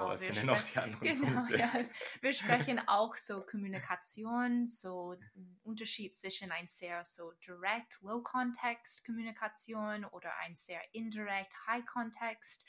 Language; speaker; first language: German; non-native, fluent; English